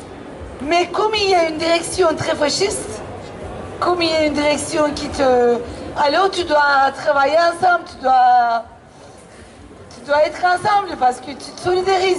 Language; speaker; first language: French; non-native, fluent; Turkish